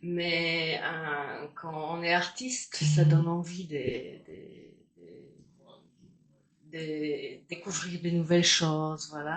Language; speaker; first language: French; non-native, fluent; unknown